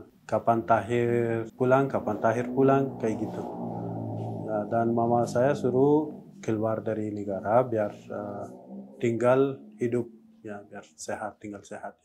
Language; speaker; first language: Indonesian; non-native, learner; Persian